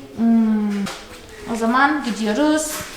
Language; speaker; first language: Turkish; non-native, fluent; Portuguese